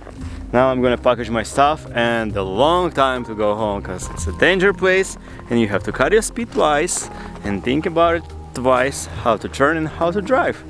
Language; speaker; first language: English; non-native, learner; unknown